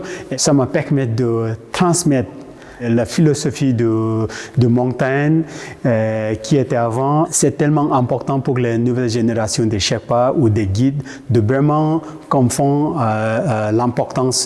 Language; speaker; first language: French; non-native, fluent; Sherpa